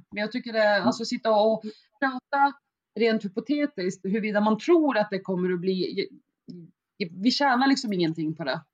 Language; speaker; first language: Swedish; early bilingual, other home language; Arabic